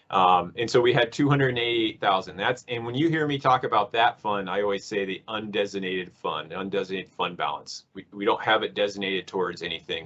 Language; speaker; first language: English; native; English